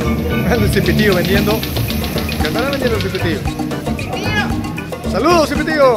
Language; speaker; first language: Spanish; native; Spanish